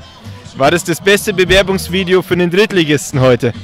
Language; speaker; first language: German; native; German